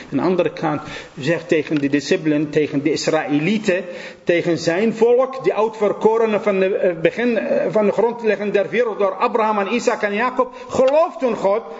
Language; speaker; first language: Dutch; non-native, fluent; Assyrian Neo-Aramaic